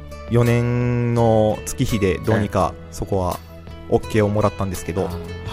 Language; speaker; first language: Japanese; early bilingual, other home language; Portuguese